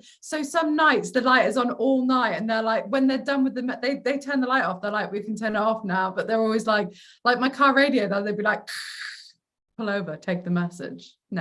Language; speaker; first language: English; native; English